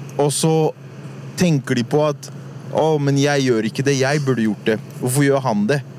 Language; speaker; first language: Norwegian; early bilingual, other home language; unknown